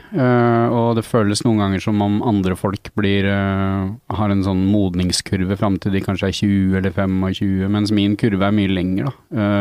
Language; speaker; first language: Norwegian; native; Norwegian